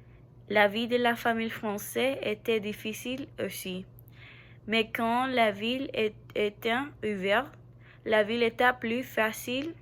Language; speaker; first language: French; non-native, learner; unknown